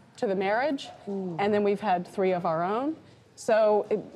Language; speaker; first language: English; native; English